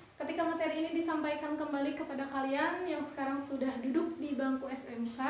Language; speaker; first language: Indonesian; non-native, local second language; Sundanese